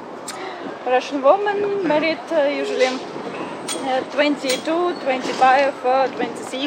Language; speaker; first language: English; non-native, learner; Russian